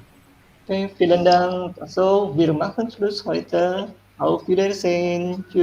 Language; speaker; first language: German; non-native, fluent; Indonesian